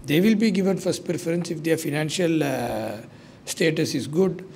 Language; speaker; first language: English; non-native, local second language; Sinhala